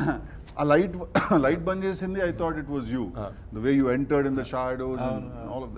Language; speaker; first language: Telugu; native; Telugu